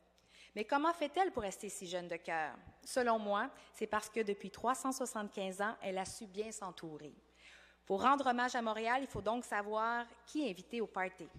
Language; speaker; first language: French; native; French